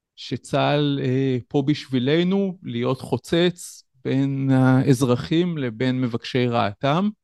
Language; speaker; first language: Hebrew; native; Hebrew